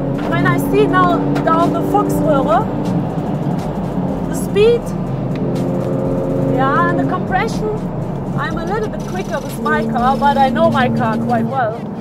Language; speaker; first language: English; non-native, fluent; German